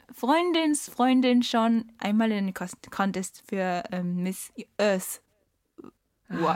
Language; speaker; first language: German; non-native, learner; Japanese